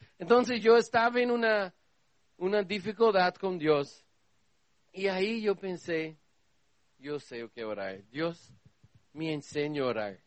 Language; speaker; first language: Spanish; non-native, learner; Portuguese